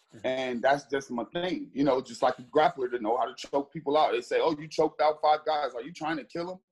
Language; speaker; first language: English; native; English